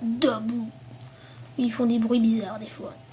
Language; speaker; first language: French; native; French